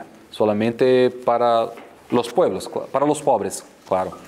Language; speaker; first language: Spanish; non-native, fluent; Portuguese